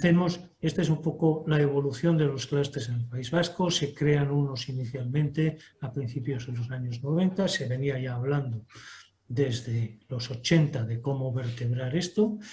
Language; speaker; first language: Spanish; native; Spanish